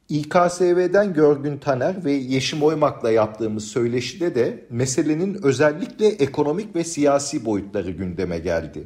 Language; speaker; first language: Turkish; native; Turkish